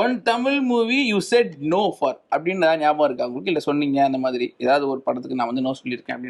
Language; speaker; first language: Tamil; native; Tamil